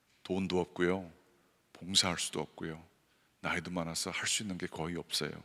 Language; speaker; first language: Korean; native; Korean